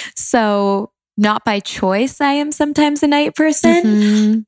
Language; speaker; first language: English; native; English